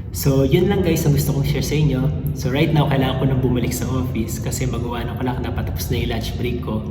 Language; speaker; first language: Filipino; native; Filipino